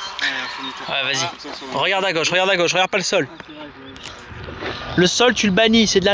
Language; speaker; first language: French; native; French